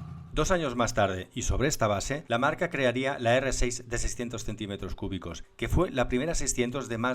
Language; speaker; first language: Spanish; native; Spanish